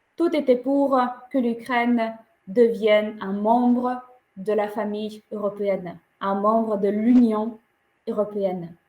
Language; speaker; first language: French; non-native, fluent; Ukrainian